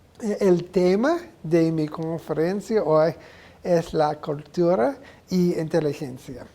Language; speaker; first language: Spanish; non-native, learner; English